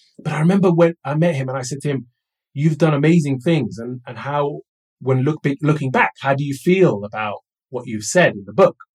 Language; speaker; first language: English; early bilingual, other home language; Somali